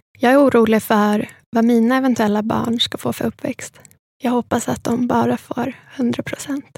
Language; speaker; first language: Swedish; early bilingual, other home language; Spanish